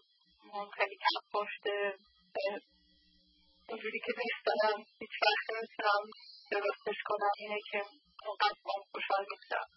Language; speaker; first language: Persian; early bilingual, heritage; Persian